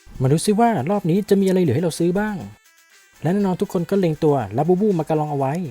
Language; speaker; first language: Thai; native; Thai